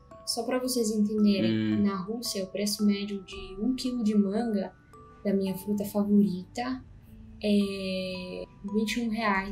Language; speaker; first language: Portuguese; non-native, fluent; Russian